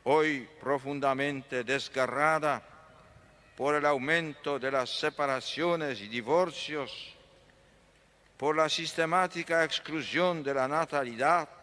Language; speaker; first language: Spanish; non-native, fluent; Polish